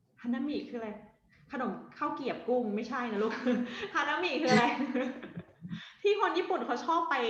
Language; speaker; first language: Thai; native; Thai